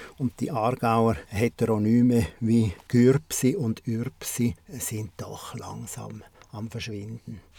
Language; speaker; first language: German; native; German